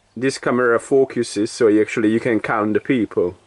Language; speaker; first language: English; non-native, learner; Hungarian